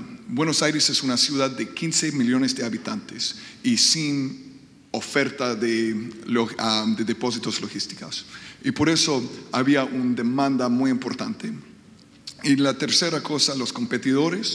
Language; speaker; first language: Spanish; non-native, fluent; English